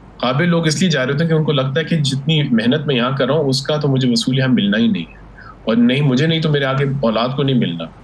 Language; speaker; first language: Urdu; early bilingual, heritage; Urdu